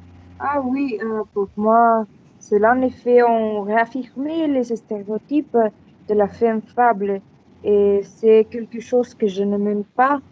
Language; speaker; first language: French; non-native, learner; Spanish